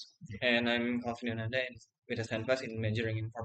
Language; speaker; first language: English; non-native, learner; Indonesian